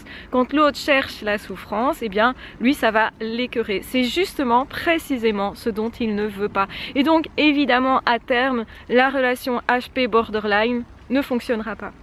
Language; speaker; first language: French; native; French